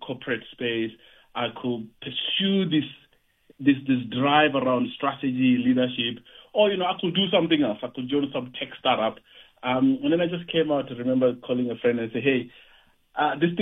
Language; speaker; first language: English; non-native, local second language; Venda